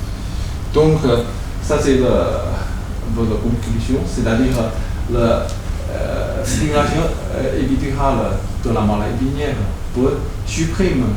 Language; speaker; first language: French; non-native, learner; Chinese